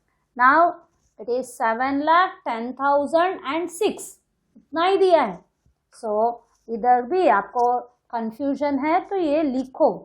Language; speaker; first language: Hindi; non-native, local second language; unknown